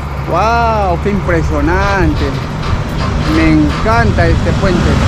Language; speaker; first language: Spanish; native; Spanish